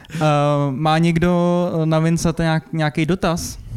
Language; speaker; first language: Czech; native; Czech